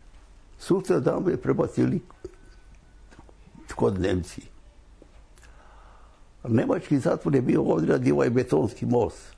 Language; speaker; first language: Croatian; non-native, local second language; Romany